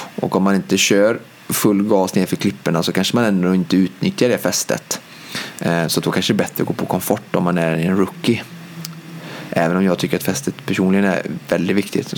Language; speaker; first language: Swedish; native; Swedish